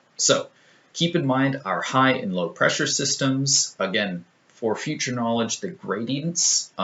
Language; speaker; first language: English; native; English